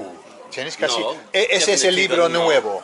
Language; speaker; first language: Spanish; native; Spanish